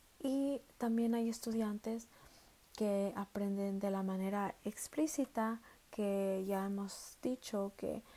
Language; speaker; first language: Spanish; early bilingual, heritage; Spanish